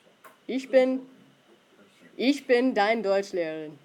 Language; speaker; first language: German; non-native, fluent; English